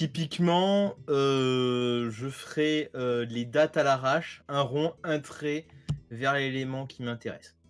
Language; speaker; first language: French; native; French